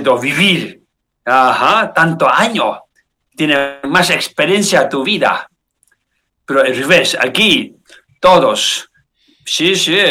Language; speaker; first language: Spanish; non-native, learner; Tibetan